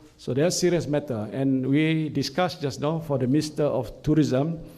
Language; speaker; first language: English; non-native, local second language; Malay